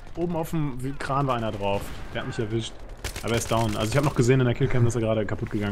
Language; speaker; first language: German; native; German